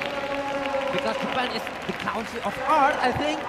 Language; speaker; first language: English; non-native, fluent; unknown